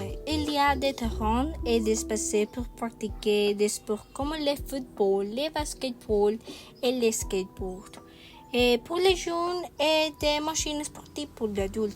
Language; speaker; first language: French; non-native, learner; Spanish